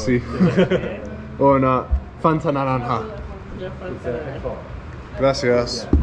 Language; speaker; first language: Spanish; non-native, learner; English